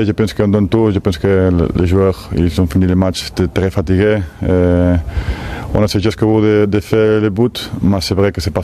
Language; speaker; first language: French; non-native, fluent; Spanish